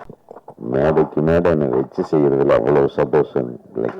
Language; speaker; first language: Tamil; native; Tamil